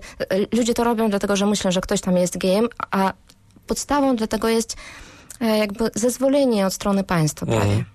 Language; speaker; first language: Polish; non-native, fluent; Russian